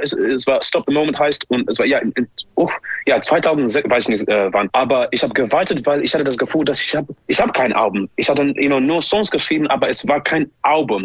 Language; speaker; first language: German; non-native, learner; English